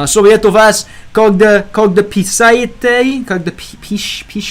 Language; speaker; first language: Russian; non-native, learner; English